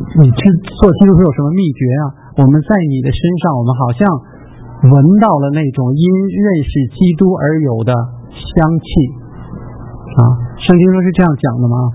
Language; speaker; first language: Chinese; native; Chinese